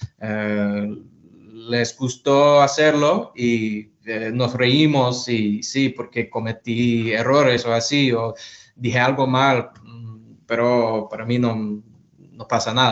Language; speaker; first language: Spanish; non-native, fluent; English